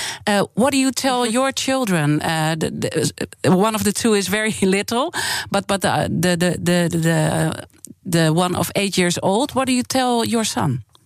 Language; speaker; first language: English; non-native, fluent; Dutch